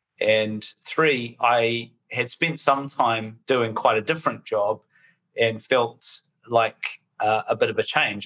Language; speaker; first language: English; native; English